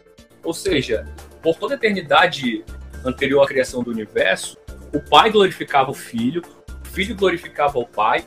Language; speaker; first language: Portuguese; native; Portuguese